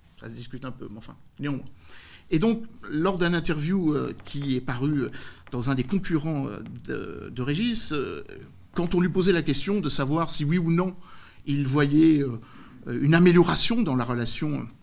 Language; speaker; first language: French; native; French